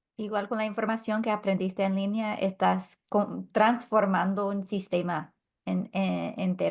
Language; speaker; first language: Spanish; non-native, fluent; English